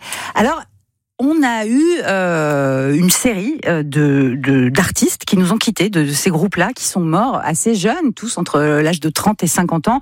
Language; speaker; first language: French; native; French